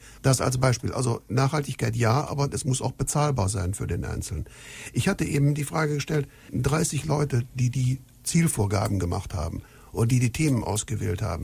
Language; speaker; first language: German; native; German